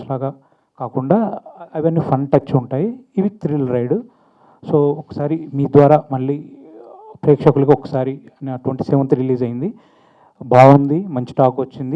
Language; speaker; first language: Telugu; native; Telugu